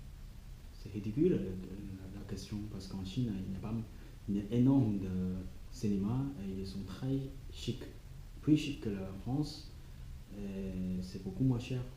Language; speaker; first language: French; non-native, learner; Chinese